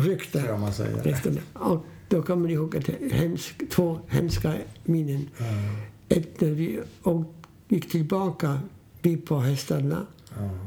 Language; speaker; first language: Swedish; non-native, fluent; Polish